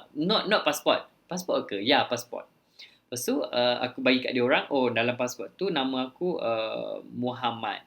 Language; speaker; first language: Malay; early bilingual, other home language; Thai